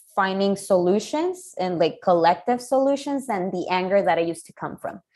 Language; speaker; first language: English; non-native, fluent; Spanish